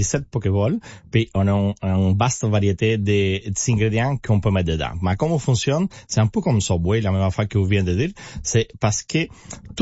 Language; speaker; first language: French; non-native, fluent; Spanish